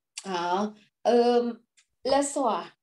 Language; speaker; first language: French; non-native, learner; Indonesian